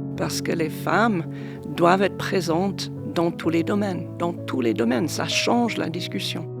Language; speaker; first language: French; non-native, fluent; English